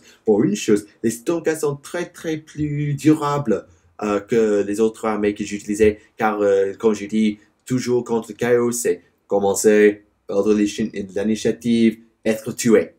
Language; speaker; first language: French; non-native, learner; English